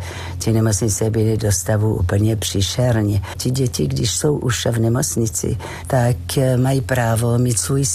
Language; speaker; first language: Czech; non-native, fluent; French